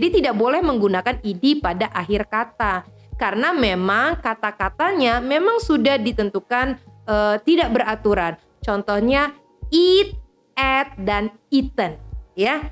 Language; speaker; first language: Indonesian; native; Indonesian